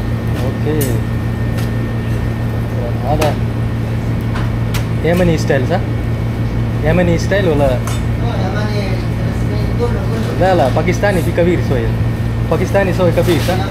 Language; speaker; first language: Arabic; non-native, learner; Nepali